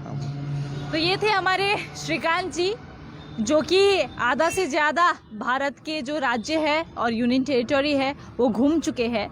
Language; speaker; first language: Hindi; native; Hindi